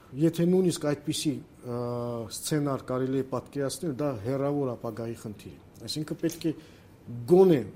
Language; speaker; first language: Armenian; native; Armenian